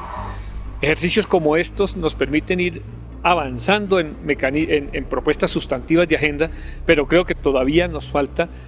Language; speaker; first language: Spanish; native; Spanish